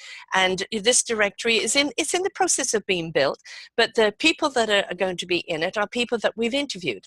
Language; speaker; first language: English; native; English